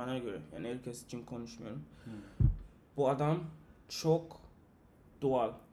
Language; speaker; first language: Turkish; non-native, learner; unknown